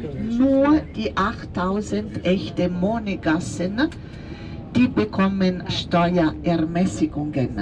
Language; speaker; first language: German; non-native, fluent; Italian